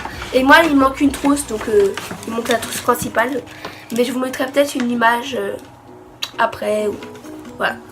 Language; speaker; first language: French; native; French